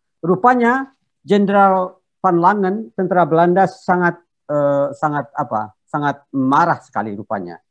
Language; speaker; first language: Indonesian; non-native, local second language; Minangkabau